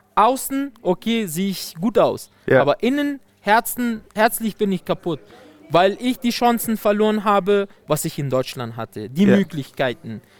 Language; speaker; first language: German; non-native, fluent; Persian